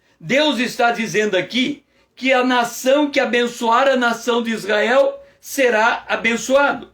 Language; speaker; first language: Portuguese; native; Portuguese